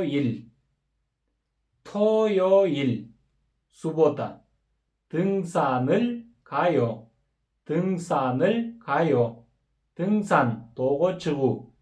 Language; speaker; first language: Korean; non-native, fluent; Kyrgyz